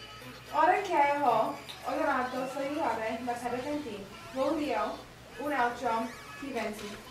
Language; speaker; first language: Italian; non-native, learner; English